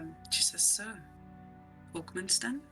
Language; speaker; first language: English; native; English